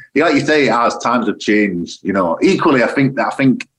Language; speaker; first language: English; native; English